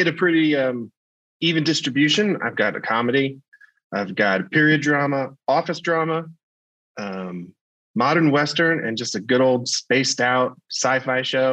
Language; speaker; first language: English; native; English